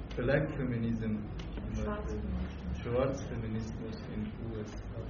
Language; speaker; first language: German; non-native, fluent; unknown